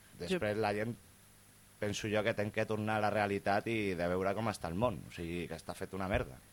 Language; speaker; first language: Catalan; non-native, local second language; Spanish